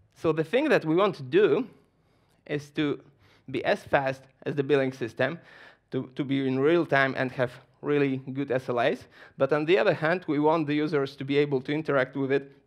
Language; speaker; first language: English; non-native, fluent; Polish